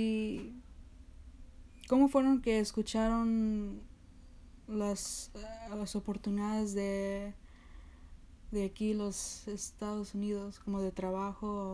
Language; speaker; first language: Spanish; early bilingual, heritage; Spanish